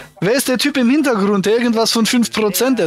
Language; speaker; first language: German; native; German